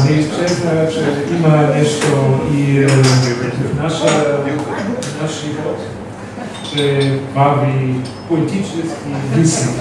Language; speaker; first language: Bulgarian; non-native, learner; Russian